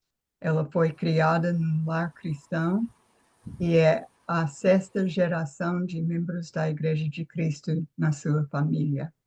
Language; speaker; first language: Portuguese; non-native, fluent; English